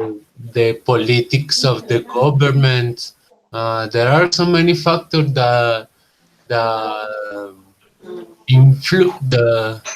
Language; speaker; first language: English; non-native, learner; Spanish